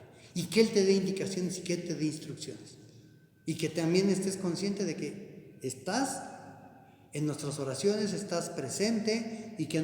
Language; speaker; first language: Spanish; native; Spanish